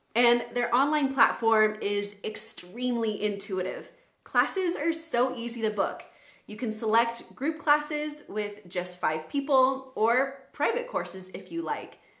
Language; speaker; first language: English; native; English